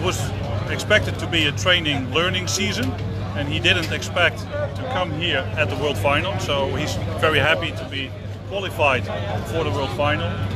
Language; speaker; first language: English; non-native, fluent; Dutch